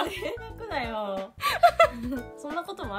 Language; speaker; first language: Japanese; native; Japanese